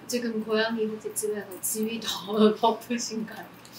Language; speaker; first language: Korean; non-native, fluent; Chinese